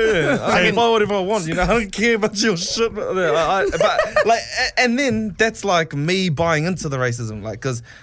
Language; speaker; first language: English; non-native, local second language; Māori